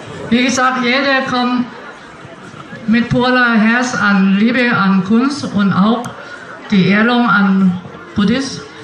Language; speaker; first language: German; non-native, learner; Thai